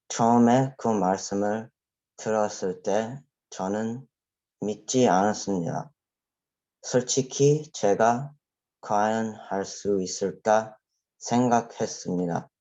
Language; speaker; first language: Korean; early bilingual, heritage; Korean